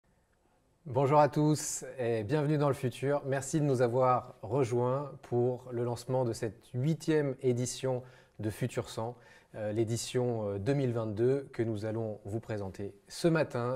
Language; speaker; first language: French; native; French